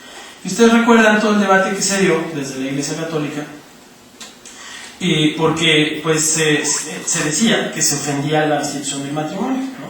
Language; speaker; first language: Spanish; native; Spanish